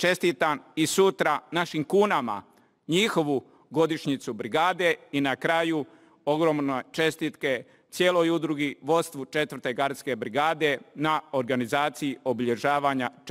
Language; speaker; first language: Bosnian; native; Bosnian